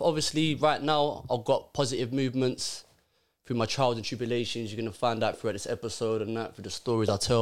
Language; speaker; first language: English; native; English